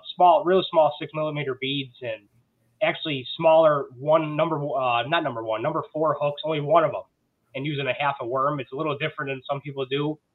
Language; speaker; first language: English; native; English